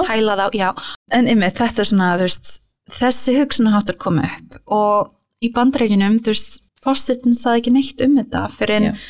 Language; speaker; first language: Icelandic; early bilingual, heritage; English